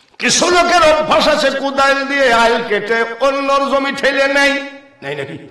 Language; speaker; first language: Bangla; native; Bangla